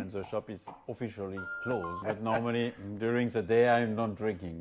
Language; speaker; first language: English; non-native, fluent; French